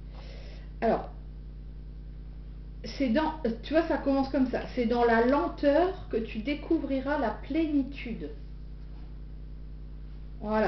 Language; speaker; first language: French; native; French